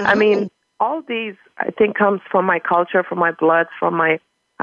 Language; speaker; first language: English; non-native, fluent; Persian